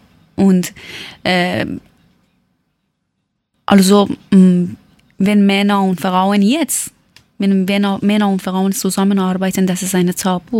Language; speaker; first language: German; non-native, learner; Persian